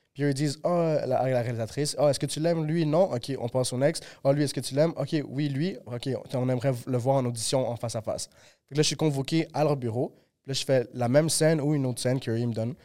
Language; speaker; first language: French; early bilingual, other home language; Spanish